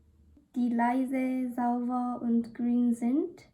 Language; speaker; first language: German; non-native, learner; Korean